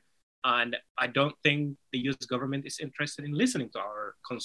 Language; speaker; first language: English; non-native, fluent; Somali